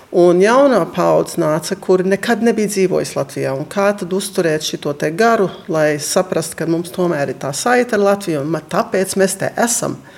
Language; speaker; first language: Latvian; early bilingual, heritage; Latvian